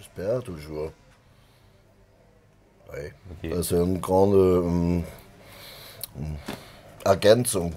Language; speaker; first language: French; non-native, learner; German